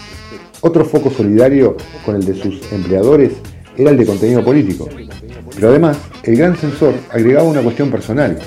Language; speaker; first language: Spanish; native; Spanish